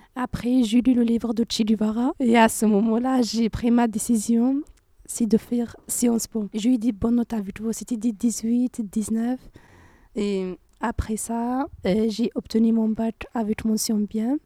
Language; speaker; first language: French; non-native, local second language; Berber languages